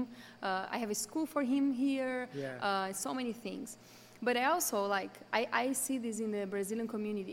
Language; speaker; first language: English; non-native, fluent; Portuguese